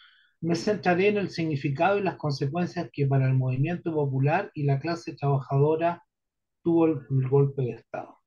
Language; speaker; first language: Spanish; native; Spanish